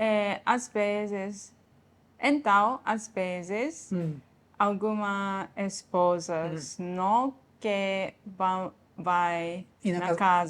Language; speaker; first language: Portuguese; non-native, learner; Japanese